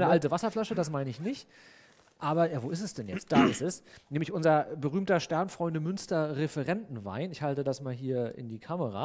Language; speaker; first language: German; native; German